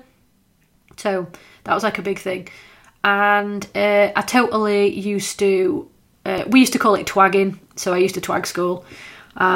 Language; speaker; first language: English; native; English